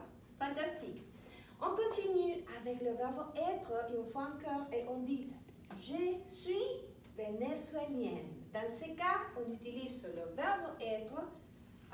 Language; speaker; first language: French; non-native, fluent; Spanish